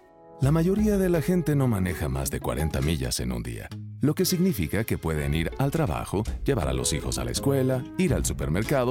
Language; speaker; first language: Spanish; native; Spanish